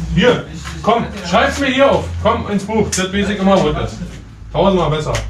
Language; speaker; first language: German; native; German